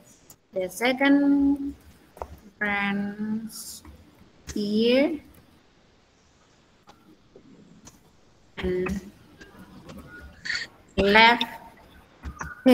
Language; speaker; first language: English; non-native, learner; Indonesian